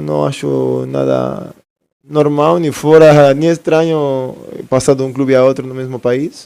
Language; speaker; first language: Portuguese; non-native, fluent; Spanish